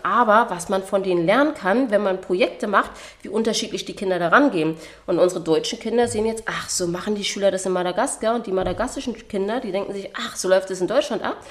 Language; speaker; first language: German; native; German